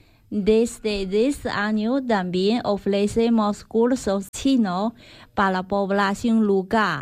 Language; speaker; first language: Spanish; non-native, learner; Chinese